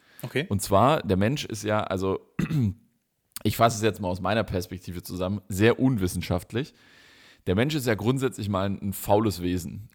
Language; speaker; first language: German; native; German